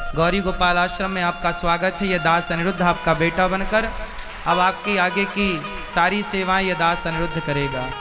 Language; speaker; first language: Hindi; native; Hindi